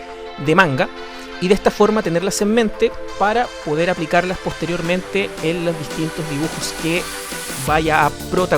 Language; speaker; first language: Spanish; native; Spanish